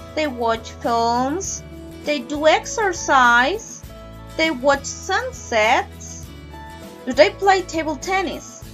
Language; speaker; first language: English; non-native, fluent; Spanish